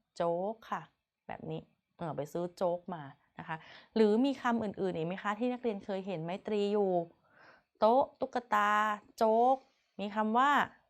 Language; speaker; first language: Thai; native; Thai